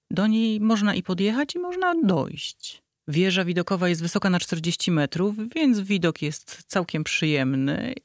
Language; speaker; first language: Polish; native; Polish